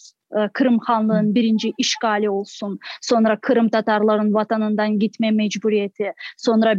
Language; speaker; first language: Turkish; non-native, fluent; Crimean Tatar